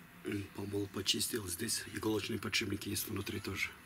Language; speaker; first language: Russian; non-native, fluent; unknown